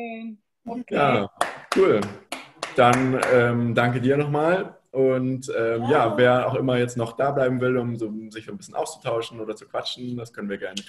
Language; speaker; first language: German; native; German